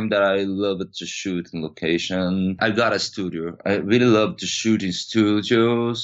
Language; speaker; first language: English; non-native, fluent; Portuguese